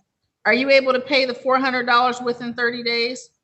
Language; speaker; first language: English; native; English